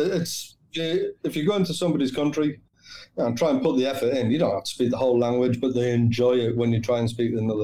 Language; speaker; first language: English; native; English